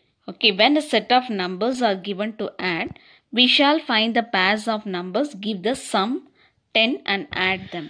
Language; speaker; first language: English; non-native, local second language; Tamil